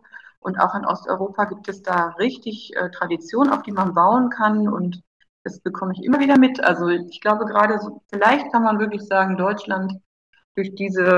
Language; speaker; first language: German; native; German